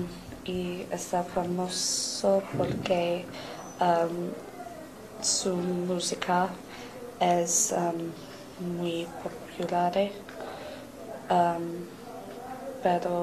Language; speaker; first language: Spanish; non-native, learner; English